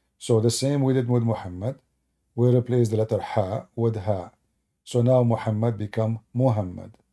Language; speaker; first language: English; non-native, fluent; Arabic